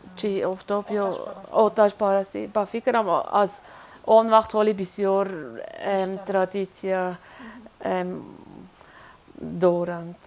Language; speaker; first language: Persian; non-native, learner; Swiss German